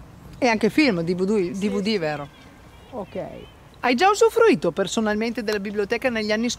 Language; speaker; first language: Italian; native; Italian